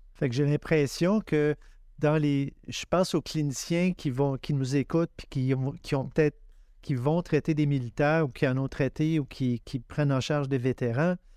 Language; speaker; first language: French; native; French